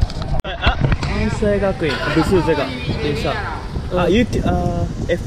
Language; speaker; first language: Chinese; non-native, learner; Japanese